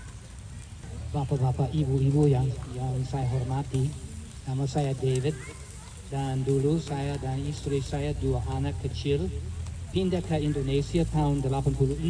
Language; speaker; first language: Indonesian; non-native, fluent; English